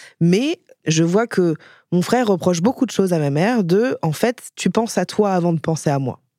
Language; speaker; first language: French; native; French